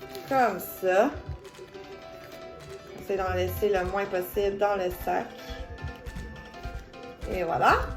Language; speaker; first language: French; native; French